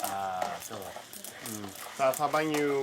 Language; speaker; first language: Vietnamese; non-native, learner; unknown